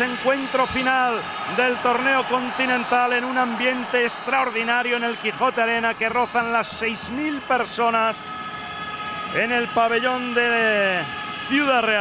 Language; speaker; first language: Spanish; native; Spanish